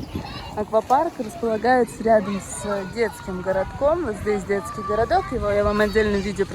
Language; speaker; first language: Russian; native; Russian